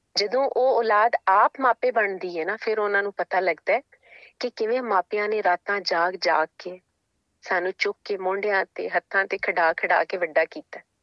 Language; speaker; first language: Punjabi; native; Punjabi